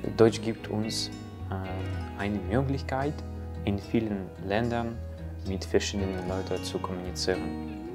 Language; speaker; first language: German; non-native, fluent; Russian